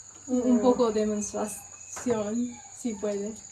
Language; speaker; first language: Spanish; non-native, learner; English